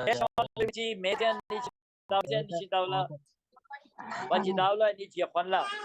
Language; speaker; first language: Chinese; non-native, learner; Urdu